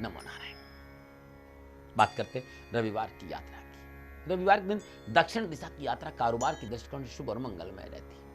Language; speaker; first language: Hindi; native; Hindi